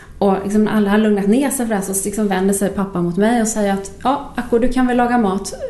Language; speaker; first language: Swedish; native; Swedish